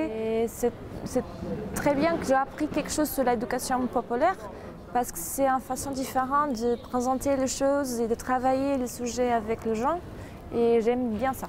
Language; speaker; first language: French; non-native, fluent; Portuguese